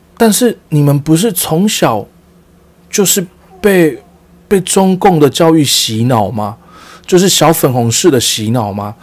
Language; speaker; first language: Chinese; early bilingual, heritage; Chinese